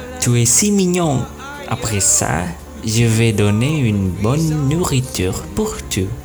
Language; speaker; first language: French; non-native, learner; Indonesian